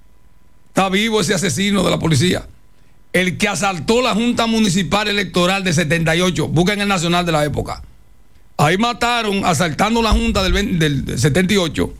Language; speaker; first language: Spanish; native; Spanish